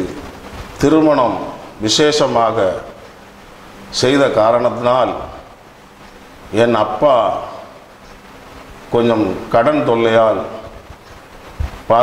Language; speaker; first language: Tamil; native; Tamil